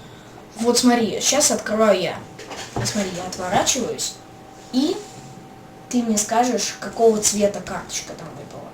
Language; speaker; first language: Russian; native; Russian